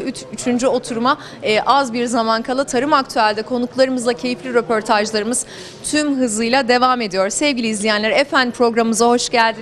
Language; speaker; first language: Turkish; native; Turkish